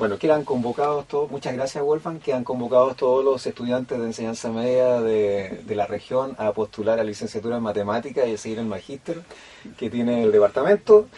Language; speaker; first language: Spanish; native; Spanish